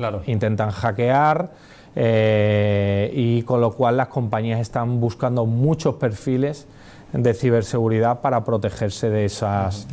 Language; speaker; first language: Spanish; native; Spanish